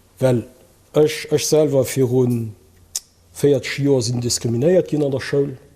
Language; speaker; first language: Luxembourgish; early bilingual, other home language; Kabuverdianu